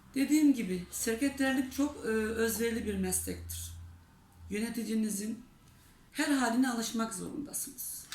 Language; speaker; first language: Turkish; native; Turkish